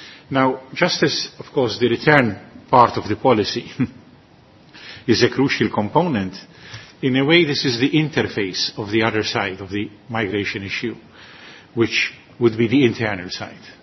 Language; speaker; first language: English; non-native, local second language; Maltese